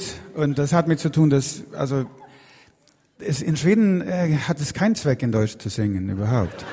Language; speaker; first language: German; non-native, learner; Swedish